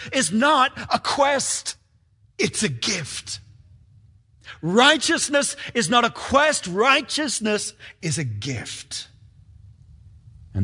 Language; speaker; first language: English; native; English